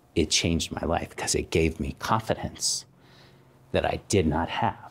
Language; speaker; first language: English; native; English